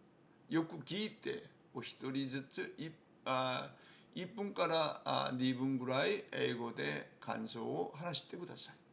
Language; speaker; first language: Japanese; non-native, fluent; Korean